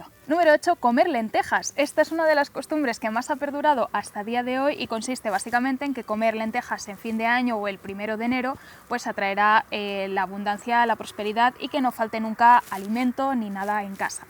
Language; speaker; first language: Spanish; native; Spanish